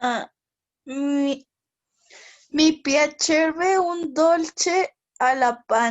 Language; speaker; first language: Italian; non-native, learner; Spanish